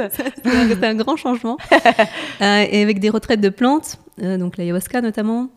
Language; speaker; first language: French; non-native, fluent; Russian